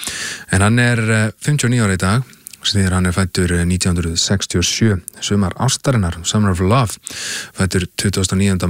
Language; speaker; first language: Icelandic; native; Icelandic